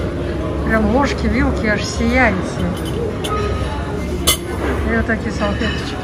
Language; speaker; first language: Russian; native; Russian